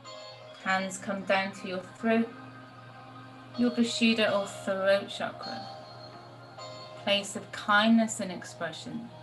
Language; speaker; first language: English; native; English